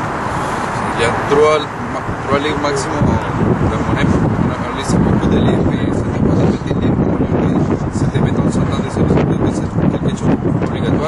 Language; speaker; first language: French; non-native, learner; Spanish